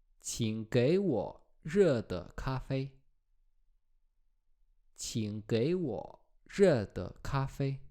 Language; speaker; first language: Chinese; non-native, fluent; Polish